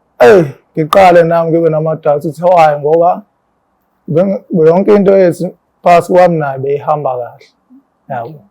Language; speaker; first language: Zulu; native; Zulu